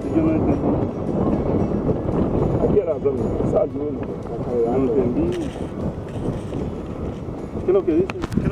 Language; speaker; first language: Spanish; non-native, learner; Haitian Creole